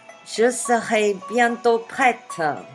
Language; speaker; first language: French; non-native, fluent; Chinese